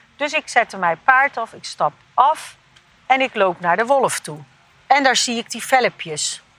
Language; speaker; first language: Dutch; early bilingual, other home language; Turkish